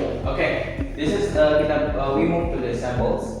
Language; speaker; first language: English; non-native, learner; Indonesian